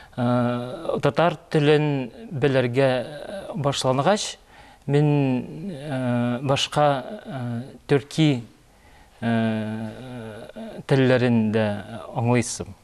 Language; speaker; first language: Tatar; non-native, learner; Yakut